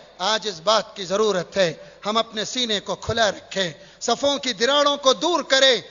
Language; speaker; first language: Urdu; native; Urdu